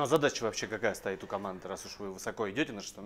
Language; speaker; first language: Russian; native; Russian